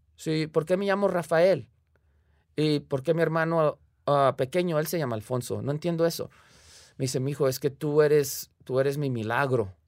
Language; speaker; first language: Spanish; early bilingual, heritage; Spanish